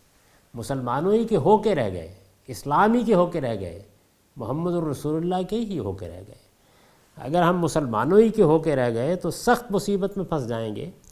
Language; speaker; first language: Urdu; native; Urdu